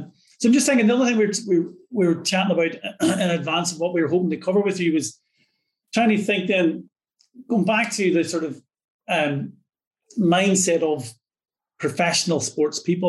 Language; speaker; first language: English; native; English